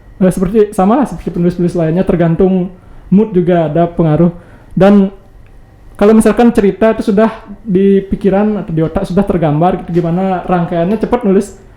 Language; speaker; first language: Indonesian; non-native, local second language; Balinese